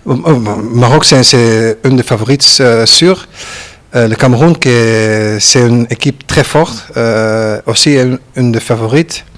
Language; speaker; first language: French; non-native, learner; Dutch